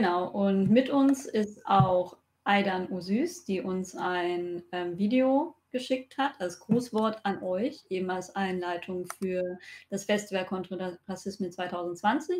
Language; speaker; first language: German; native; German